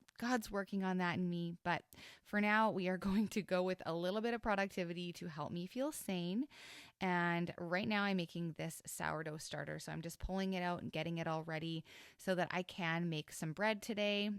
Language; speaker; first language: English; native; English